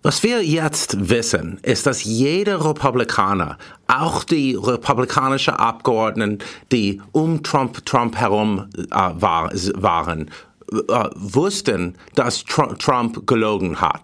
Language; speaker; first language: German; non-native, fluent; English